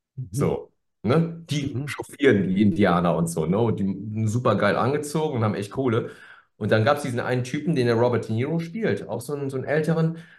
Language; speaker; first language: German; early bilingual, other home language; Korean